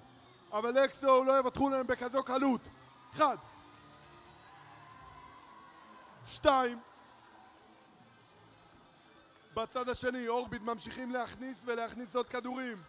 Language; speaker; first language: Hebrew; native; Hebrew